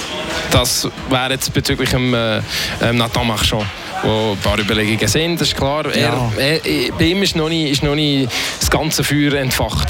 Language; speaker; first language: German; native; German